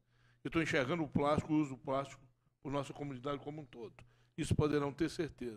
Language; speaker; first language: Portuguese; native; Portuguese